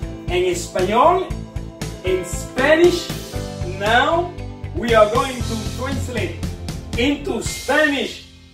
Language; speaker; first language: English; non-native, fluent; Haitian Creole